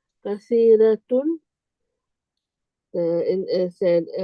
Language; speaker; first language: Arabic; non-native, learner; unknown